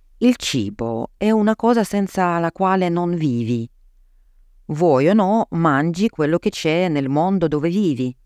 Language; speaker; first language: Italian; non-native, fluent; Russian